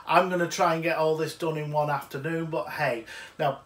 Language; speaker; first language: English; native; English